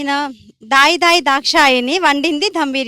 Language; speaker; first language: Telugu; native; Telugu